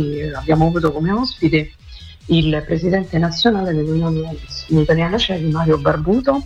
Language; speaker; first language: Italian; native; Italian